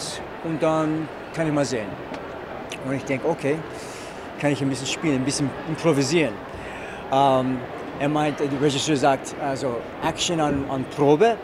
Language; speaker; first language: German; non-native, fluent; English